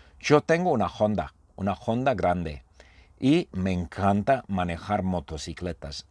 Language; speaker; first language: Spanish; non-native, fluent; English